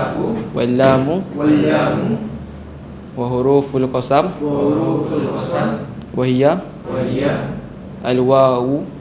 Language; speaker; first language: Arabic; non-native, learner; Malay